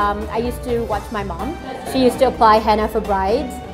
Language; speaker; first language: English; non-native, local second language; Urdu